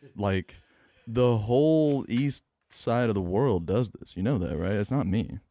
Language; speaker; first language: English; early bilingual, other home language; Filipino